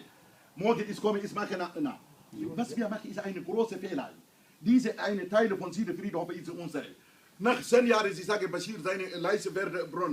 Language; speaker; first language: German; non-native, learner; Hausa